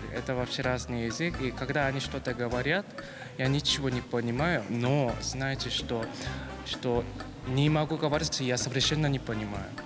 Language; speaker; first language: Russian; non-native, fluent; Korean